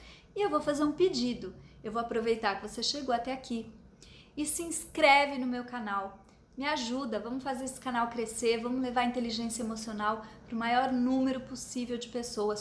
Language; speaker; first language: Portuguese; native; Portuguese